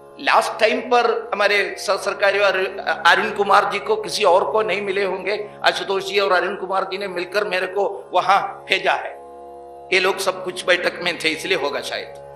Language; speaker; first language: Hindi; non-native, local second language; Malayalam